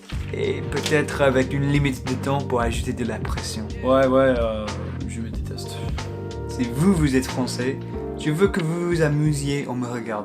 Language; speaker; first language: French; non-native, fluent; English